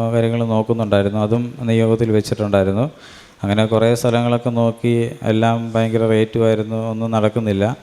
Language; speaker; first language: Malayalam; native; Malayalam